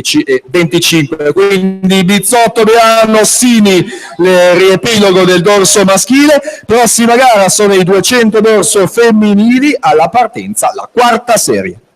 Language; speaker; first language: Italian; native; Italian